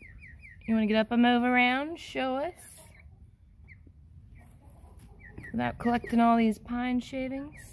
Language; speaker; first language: English; native; English